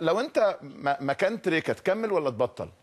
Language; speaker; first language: Arabic; native; Arabic